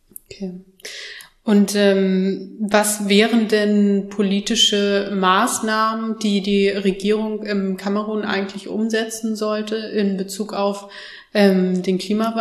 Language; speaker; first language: German; native; German